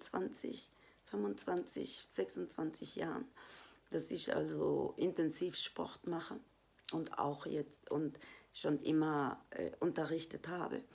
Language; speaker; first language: German; non-native, fluent; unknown